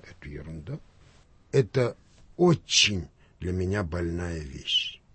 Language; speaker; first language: Russian; non-native, local second language; Armenian